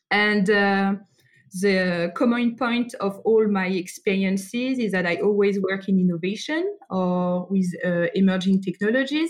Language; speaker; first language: English; non-native, fluent; French